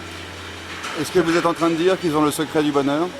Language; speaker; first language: French; native; French